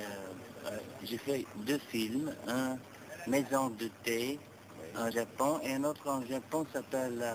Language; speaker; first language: French; non-native, learner; English